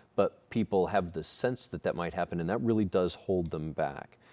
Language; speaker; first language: English; native; English